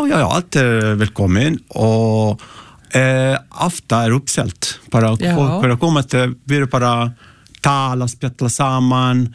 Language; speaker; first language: Icelandic; non-native, learner; Italian